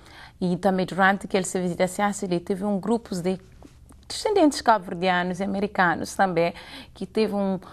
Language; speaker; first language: Portuguese; non-native, local second language; Kabuverdianu